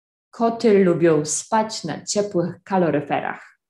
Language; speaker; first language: Polish; native; Polish